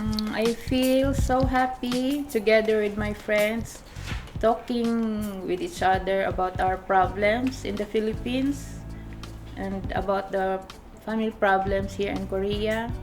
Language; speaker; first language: English; non-native, local second language; Filipino